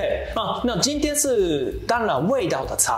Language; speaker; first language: Chinese; non-native, learner; Japanese